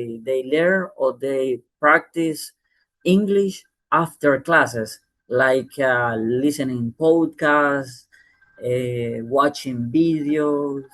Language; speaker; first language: English; non-native, fluent; Spanish